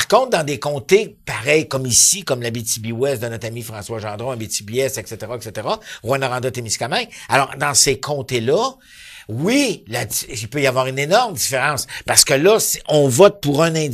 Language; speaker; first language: French; native; French